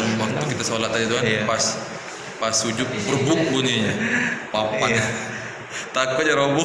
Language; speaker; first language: Indonesian; native; Indonesian